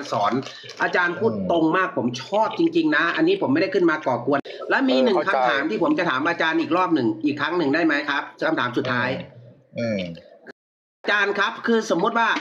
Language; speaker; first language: Thai; native; Thai